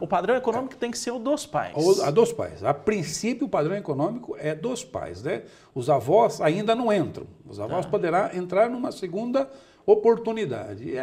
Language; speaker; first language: Portuguese; native; Portuguese